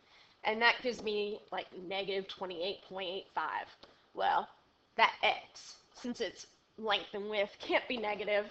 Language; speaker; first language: English; native; English